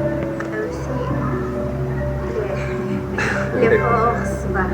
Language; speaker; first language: French; non-native, learner; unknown